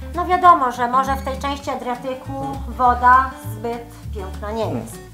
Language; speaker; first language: Polish; non-native, fluent; Italian